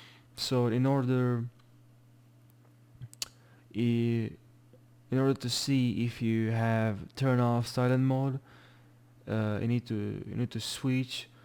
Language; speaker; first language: English; non-native, fluent; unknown